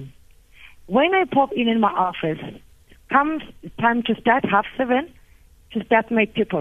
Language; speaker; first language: English; non-native, local second language; Zulu